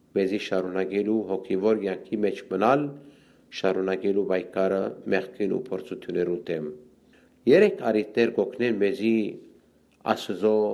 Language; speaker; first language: Armenian; early bilingual, heritage; Armenian